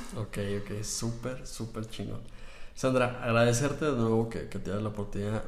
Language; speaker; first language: Spanish; native; Spanish